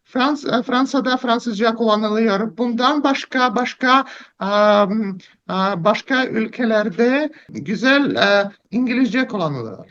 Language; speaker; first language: Turkish; non-native, learner; Russian